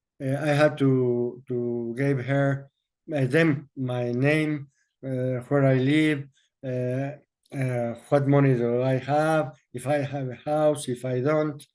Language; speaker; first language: English; non-native, learner; Spanish